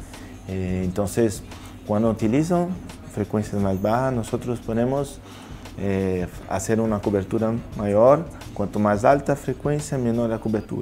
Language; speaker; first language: Spanish; non-native, learner; Portuguese